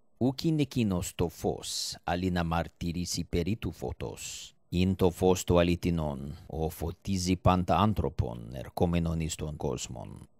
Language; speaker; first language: Greek; non-native, fluent; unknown